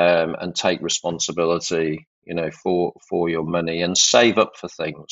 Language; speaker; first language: English; native; English